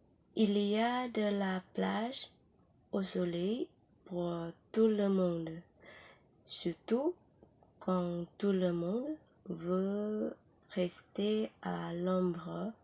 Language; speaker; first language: French; non-native, learner; Thai